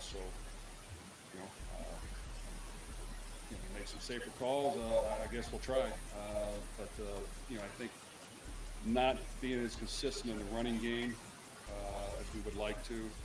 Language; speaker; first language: English; native; English